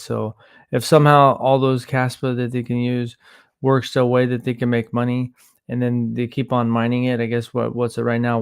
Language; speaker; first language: English; native; English